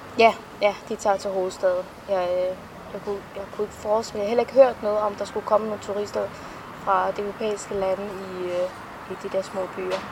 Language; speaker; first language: Danish; early bilingual, other home language; Somali